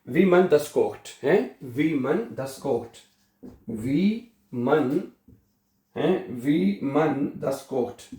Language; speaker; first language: German; non-native, fluent; Urdu